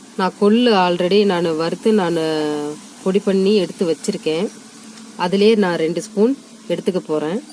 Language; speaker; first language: Tamil; native; Tamil